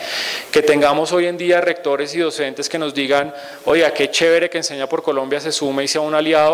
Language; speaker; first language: Spanish; native; Spanish